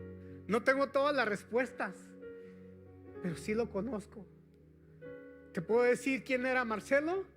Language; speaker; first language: Spanish; native; Spanish